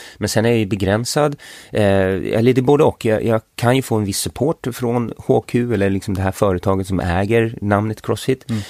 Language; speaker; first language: Swedish; early bilingual, other home language; English